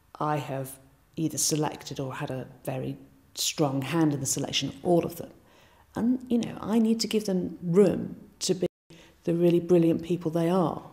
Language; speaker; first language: English; native; English